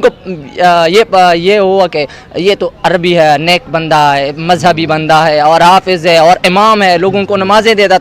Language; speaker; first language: Hindi; non-native, local second language; Pashto